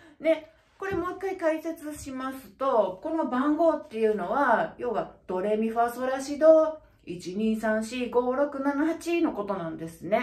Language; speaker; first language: Japanese; native; Japanese